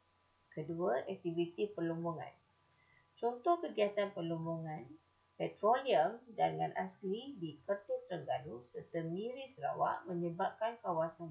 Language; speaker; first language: Malay; native; Malay